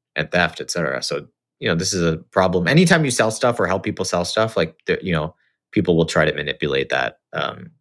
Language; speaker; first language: English; native; English